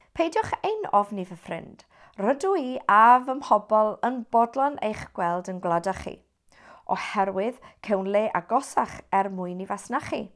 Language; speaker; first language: Welsh; non-native, local second language; English